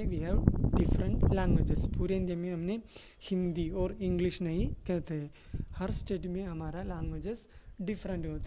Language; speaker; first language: Hindi; non-native, local second language; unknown